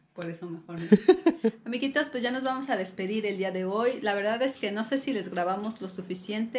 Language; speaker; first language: Spanish; native; Spanish